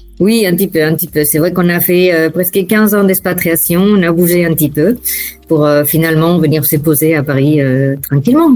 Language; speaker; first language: French; non-native, fluent; Spanish